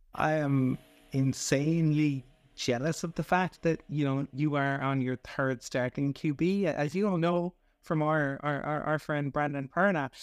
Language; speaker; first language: English; native; English